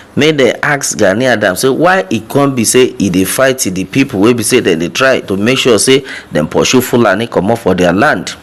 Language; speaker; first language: Nigerian Pidgin; non-native, local second language; Yoruba